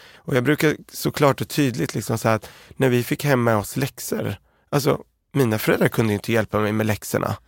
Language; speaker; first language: Swedish; early bilingual, other home language; Arabic